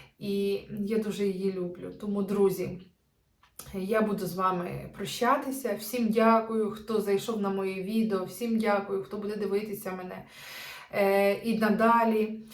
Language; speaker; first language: Ukrainian; native; Ukrainian